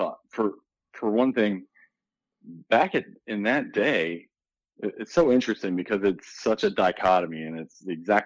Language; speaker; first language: English; native; English